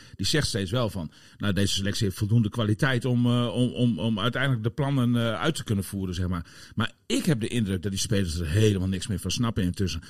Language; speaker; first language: Dutch; native; Dutch